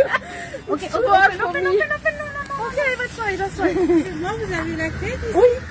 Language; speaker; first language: English; non-native, learner; Bangla